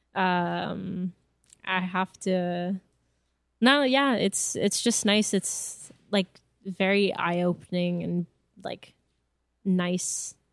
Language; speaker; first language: English; non-native, fluent; French